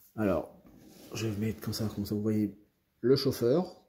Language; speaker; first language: French; native; French